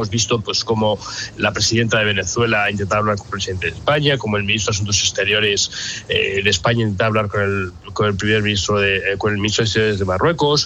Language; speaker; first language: Spanish; native; Spanish